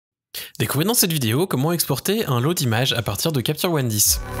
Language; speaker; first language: French; native; French